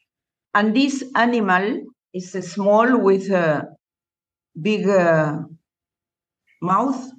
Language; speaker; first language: English; non-native, learner; Spanish